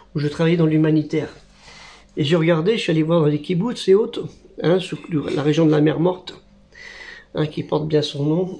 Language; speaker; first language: French; native; French